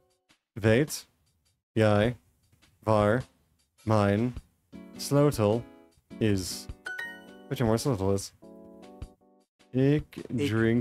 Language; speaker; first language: Dutch; non-native, learner; English